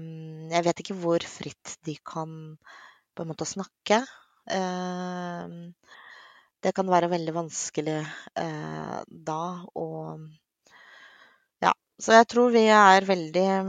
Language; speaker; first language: Norwegian; non-native, fluent; Russian